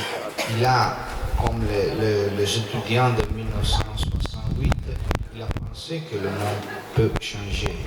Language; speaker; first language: French; non-native, learner; Italian